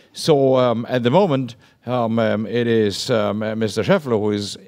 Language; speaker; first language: English; non-native, fluent; German